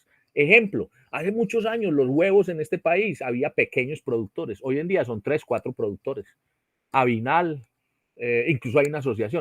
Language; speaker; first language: Spanish; native; Spanish